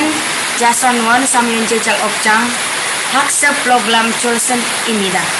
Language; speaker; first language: Korean; non-native, learner; Indonesian